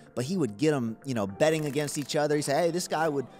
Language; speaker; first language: English; native; English